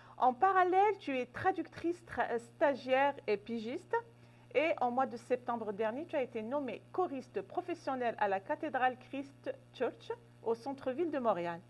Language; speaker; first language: French; non-native, local second language; Kabyle